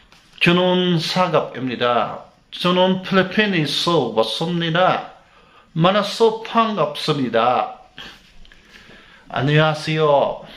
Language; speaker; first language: Korean; non-native, learner; Filipino